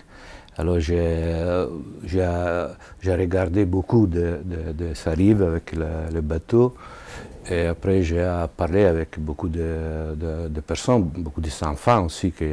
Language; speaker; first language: French; non-native, learner; Italian